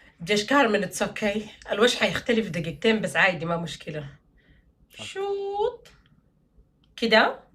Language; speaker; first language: Arabic; native; Arabic